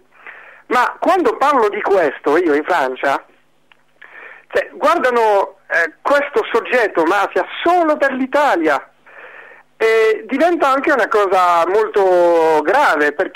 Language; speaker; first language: Italian; non-native, fluent; French